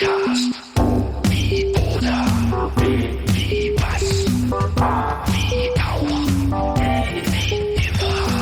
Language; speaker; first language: German; native; German